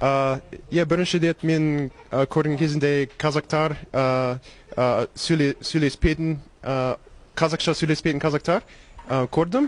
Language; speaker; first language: Kazakh; non-native, learner; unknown